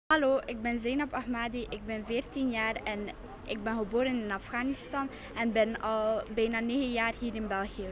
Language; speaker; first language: Dutch; early bilingual, other home language; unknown